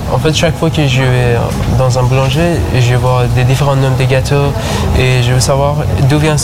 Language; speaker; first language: French; non-native, learner; Persian